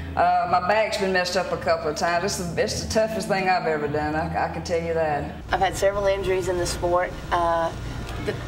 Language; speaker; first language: English; native; English